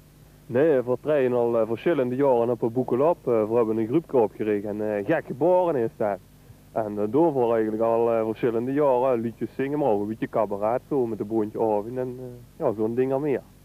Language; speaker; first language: Dutch; native; Dutch